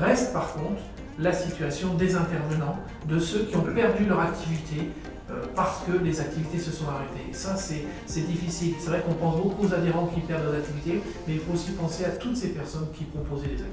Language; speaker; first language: French; native; French